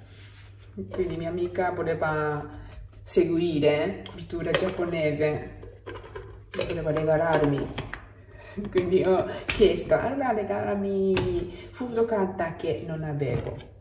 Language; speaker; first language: Italian; non-native, learner; Japanese